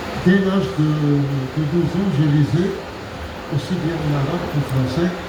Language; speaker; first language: French; non-native, local second language; Arabic